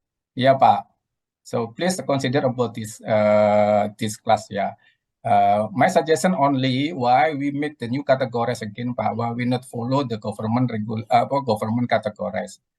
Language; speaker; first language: English; non-native, learner; Indonesian